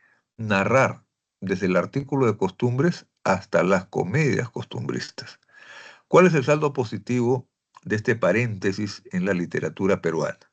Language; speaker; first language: Spanish; native; Spanish